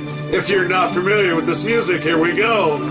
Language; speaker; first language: English; native; English